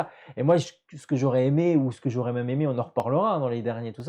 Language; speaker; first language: French; native; French